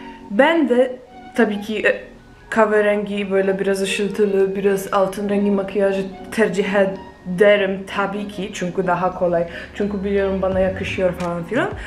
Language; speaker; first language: Turkish; non-native, fluent; Polish